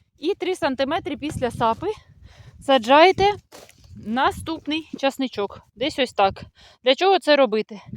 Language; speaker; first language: Ukrainian; non-native, local second language; Russian